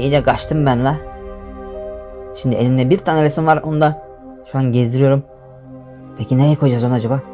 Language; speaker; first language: Turkish; native; Turkish